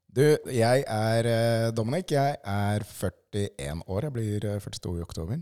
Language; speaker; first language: Norwegian; early bilingual, other home language; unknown